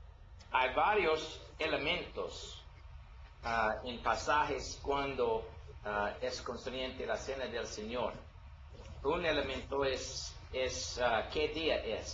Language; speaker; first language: Spanish; non-native, learner; English